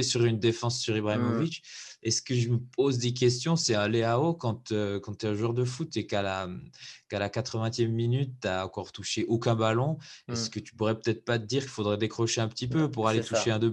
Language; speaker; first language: French; native; French